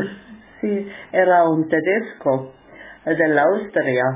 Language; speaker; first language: Italian; non-native, local second language; German